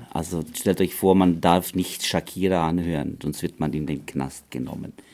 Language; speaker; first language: German; non-native, fluent; Romanian